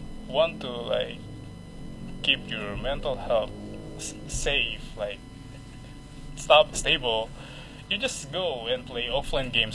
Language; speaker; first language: English; non-native, fluent; Indonesian